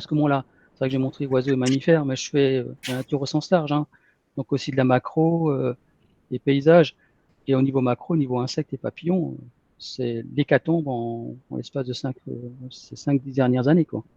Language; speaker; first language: French; native; French